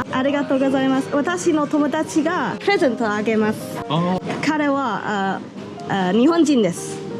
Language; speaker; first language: Japanese; non-native, learner; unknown